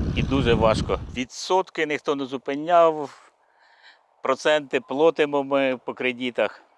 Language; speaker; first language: Ukrainian; native; Ukrainian